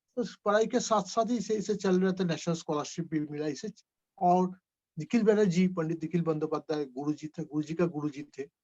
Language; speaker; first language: Hindi; non-native, local second language; Bangla